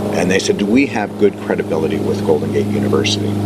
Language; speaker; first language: English; native; English